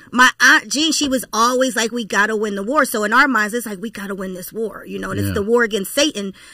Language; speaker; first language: English; native; English